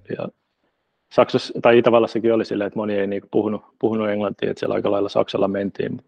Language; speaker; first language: Finnish; native; Finnish